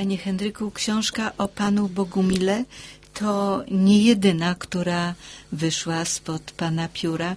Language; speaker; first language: Polish; native; Polish